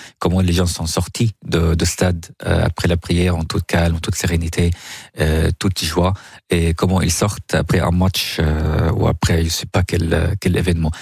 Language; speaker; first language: French; non-native, fluent; Arabic